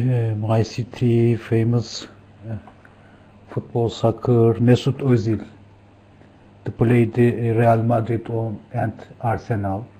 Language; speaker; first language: English; non-native, learner; Turkish